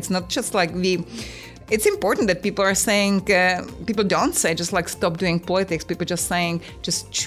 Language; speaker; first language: English; non-native, fluent; Czech